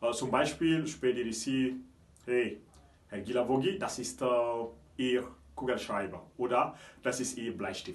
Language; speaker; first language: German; non-native, fluent; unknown